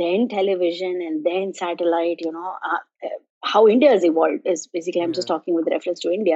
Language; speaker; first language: English; non-native, local second language; Tamil